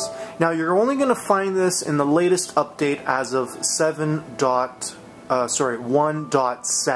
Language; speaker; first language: English; native; English